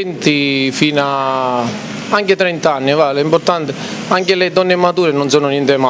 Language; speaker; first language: Italian; native; Italian